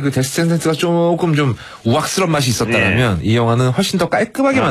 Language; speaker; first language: Korean; native; Korean